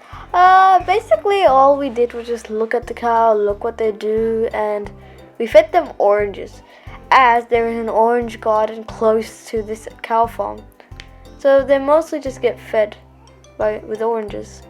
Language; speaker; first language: English; early bilingual, other home language; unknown